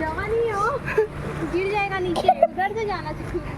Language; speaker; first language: Hindi; non-native, local second language; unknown